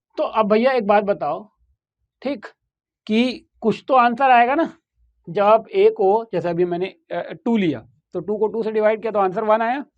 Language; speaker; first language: Hindi; native; Hindi